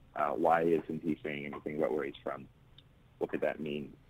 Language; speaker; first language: English; native; English